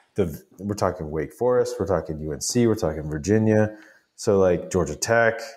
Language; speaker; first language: English; native; English